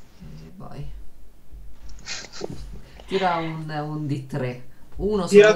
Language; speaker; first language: Italian; native; Italian